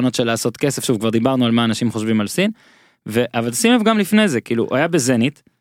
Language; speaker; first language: Hebrew; native; Hebrew